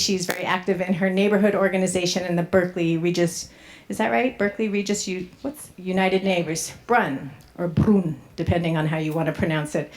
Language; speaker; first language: English; native; English